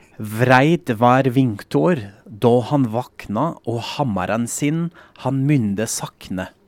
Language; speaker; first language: Norwegian; non-native, fluent; German